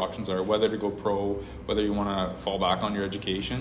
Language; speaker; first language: English; native; English